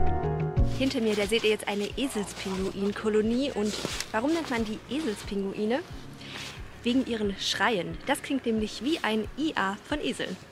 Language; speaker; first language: German; native; German